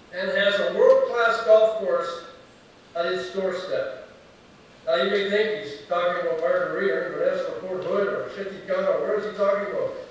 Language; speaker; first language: English; native; English